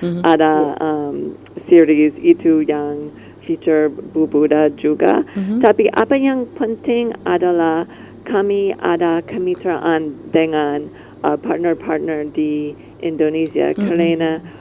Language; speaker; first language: Indonesian; non-native, learner; English